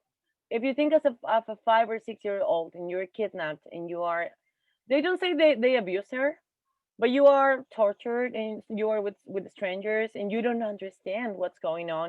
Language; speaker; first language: English; non-native, learner; Spanish